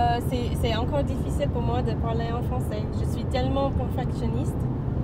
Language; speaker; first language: French; non-native, learner; English